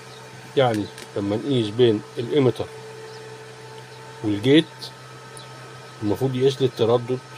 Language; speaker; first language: Arabic; native; Arabic